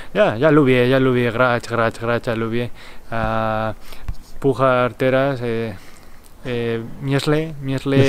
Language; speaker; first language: Polish; non-native, learner; Spanish